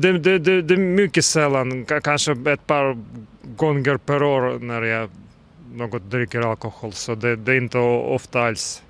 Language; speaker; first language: Swedish; non-native, fluent; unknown